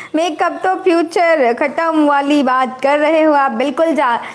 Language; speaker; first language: Hindi; native; Hindi